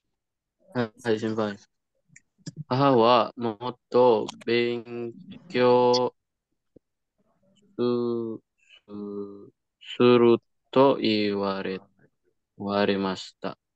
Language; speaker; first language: Japanese; non-native, learner; Indonesian